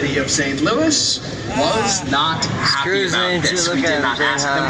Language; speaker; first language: English; native; English